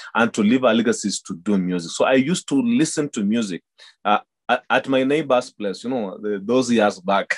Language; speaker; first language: English; non-native, local second language; Luyia